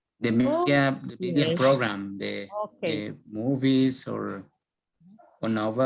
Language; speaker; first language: English; non-native, learner; Spanish